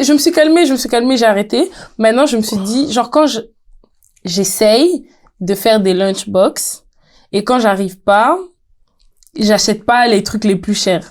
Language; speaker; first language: French; native; French